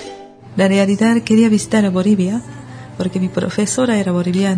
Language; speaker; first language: Spanish; non-native, learner; Japanese